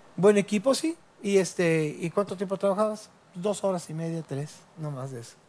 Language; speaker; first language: Spanish; native; Spanish